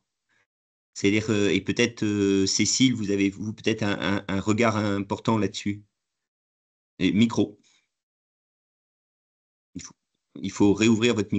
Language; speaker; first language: French; native; French